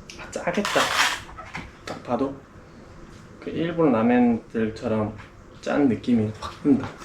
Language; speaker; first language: Korean; native; Korean